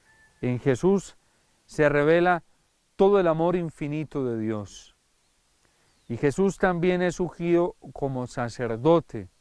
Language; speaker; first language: Spanish; native; Spanish